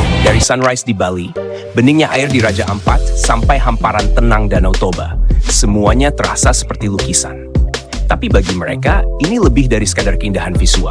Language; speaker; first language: Indonesian; native; Indonesian